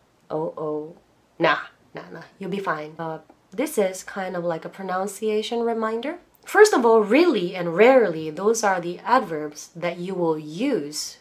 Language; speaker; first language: English; non-native, fluent; Japanese